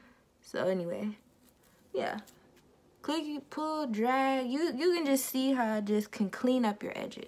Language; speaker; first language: English; native; English